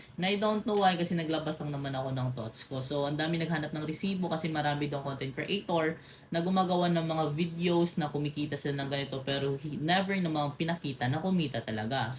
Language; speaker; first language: Filipino; non-native, local second language; Cebuano